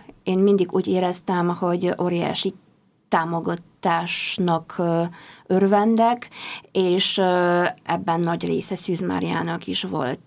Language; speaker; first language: Hungarian; non-native, fluent; Polish